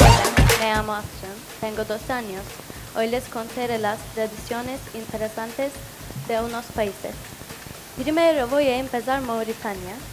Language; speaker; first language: Spanish; non-native, learner; Turkish